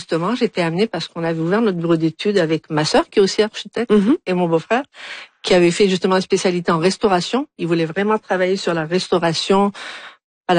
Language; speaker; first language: French; non-native, local second language; Arabic